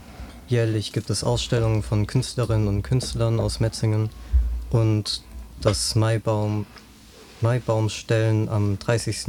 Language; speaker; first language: German; native; German